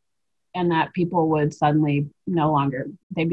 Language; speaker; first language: English; native; English